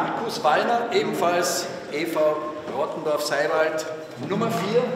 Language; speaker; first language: German; native; German